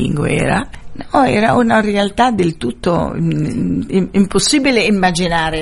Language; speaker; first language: Italian; non-native, fluent; Arabic